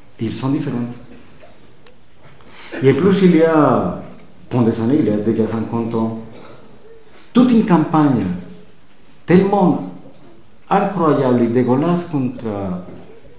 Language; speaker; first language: French; non-native, fluent; Spanish